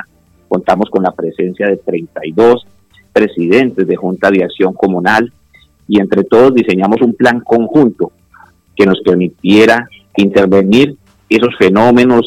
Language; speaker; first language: Spanish; native; Spanish